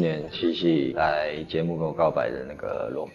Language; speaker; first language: Chinese; non-native, fluent; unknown